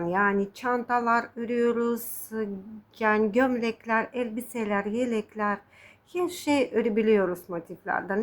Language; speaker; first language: Turkish; non-native, fluent; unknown